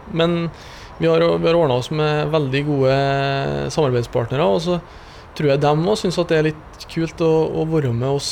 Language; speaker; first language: Norwegian; native; Norwegian